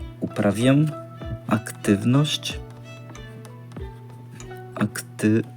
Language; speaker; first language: Polish; non-native, learner; Portuguese